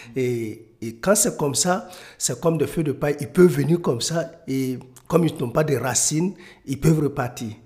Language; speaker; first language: French; non-native, local second language; Mossi